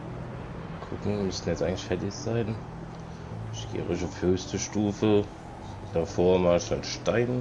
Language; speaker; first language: German; native; German